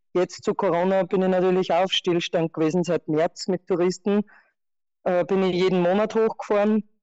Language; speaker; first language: German; native; German